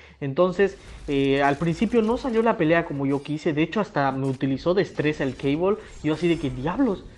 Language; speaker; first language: Spanish; native; Spanish